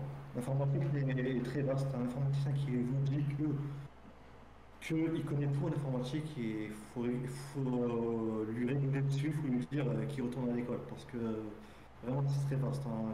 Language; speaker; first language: French; native; French